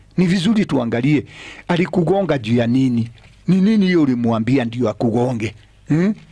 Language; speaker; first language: Swahili; non-native, local second language; Kikuyu